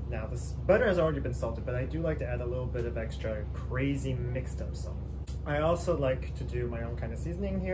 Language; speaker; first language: English; native; English